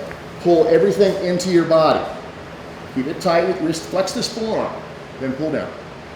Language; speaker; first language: English; native; English